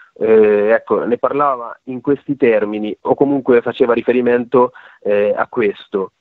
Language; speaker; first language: Italian; native; Italian